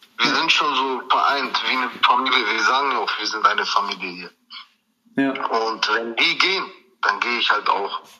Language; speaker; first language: German; early bilingual, other home language; Turkish